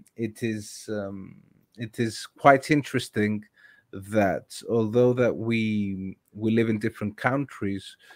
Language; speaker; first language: English; non-native, fluent; Greek